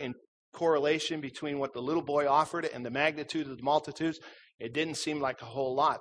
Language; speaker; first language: English; native; English